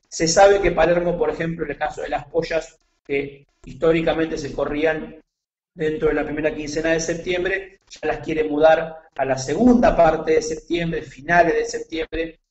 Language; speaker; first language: Spanish; native; Spanish